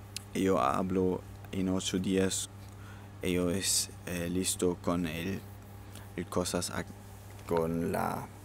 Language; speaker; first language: Spanish; non-native, learner; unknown